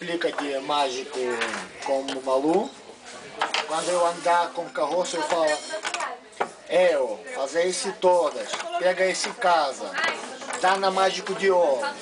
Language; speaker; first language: Portuguese; non-native, learner; Russian